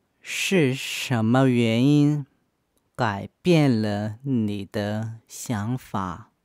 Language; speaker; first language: Chinese; non-native, fluent; Korean